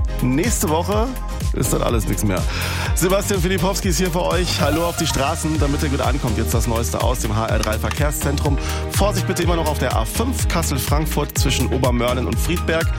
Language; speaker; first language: German; native; German